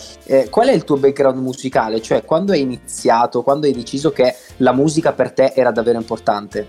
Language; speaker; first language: Italian; native; Italian